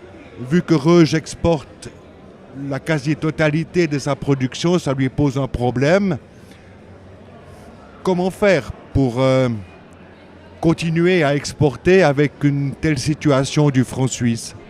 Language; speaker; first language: French; native; French